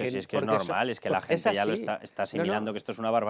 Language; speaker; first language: Spanish; native; Spanish